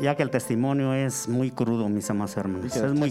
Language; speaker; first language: Spanish; native; Spanish